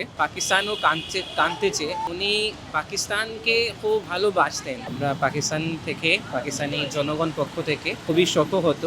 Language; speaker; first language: Bangla; non-native, fluent; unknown